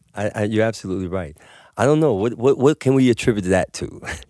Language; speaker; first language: English; native; English